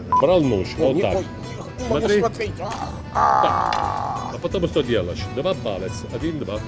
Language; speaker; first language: Russian; non-native, learner; Italian